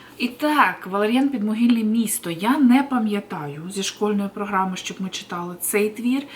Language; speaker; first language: Ukrainian; native; Ukrainian